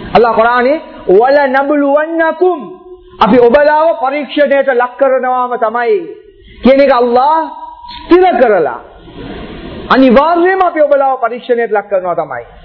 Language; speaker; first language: Sinhala; non-native, local second language; Tamil